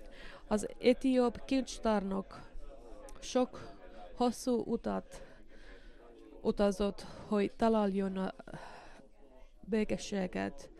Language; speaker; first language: Hungarian; non-native, learner; Finnish